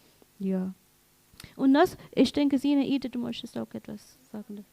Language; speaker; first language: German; non-native, learner; English